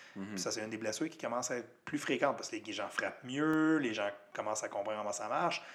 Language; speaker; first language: French; native; French